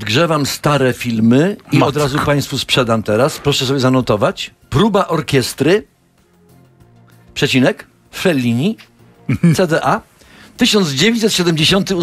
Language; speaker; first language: Polish; native; Polish